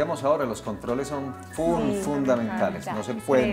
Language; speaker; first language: Spanish; native; Spanish